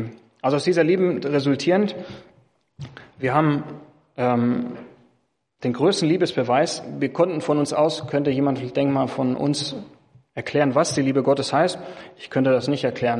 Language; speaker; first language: German; non-native, fluent; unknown